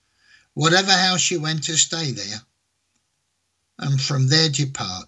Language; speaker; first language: English; native; English